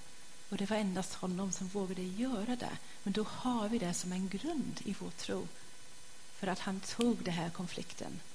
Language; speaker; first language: Swedish; non-native, fluent; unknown